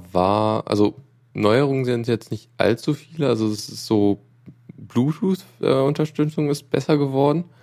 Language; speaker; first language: German; native; German